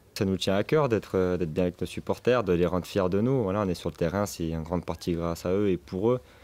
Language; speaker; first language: French; native; French